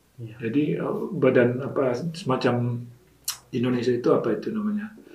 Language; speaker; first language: Indonesian; native; Indonesian